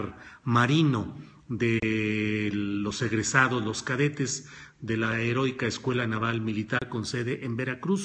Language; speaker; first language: Spanish; native; Spanish